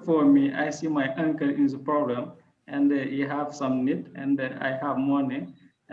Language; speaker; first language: English; non-native, learner; French